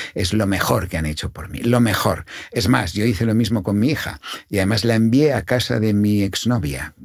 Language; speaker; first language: Spanish; non-native, local second language; Catalan